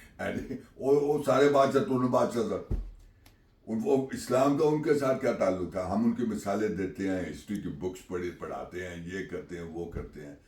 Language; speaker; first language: Urdu; non-native, local second language; Punjabi